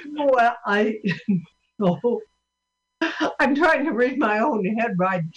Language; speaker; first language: English; native; English